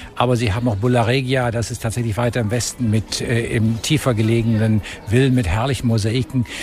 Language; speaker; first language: German; native; German